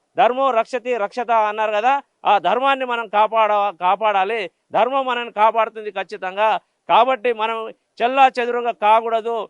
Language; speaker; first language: Telugu; non-native, local second language; Lambadi